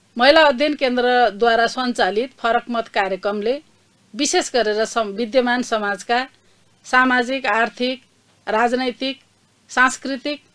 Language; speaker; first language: Nepali; native; Nepali